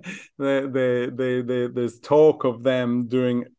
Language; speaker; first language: English; native; English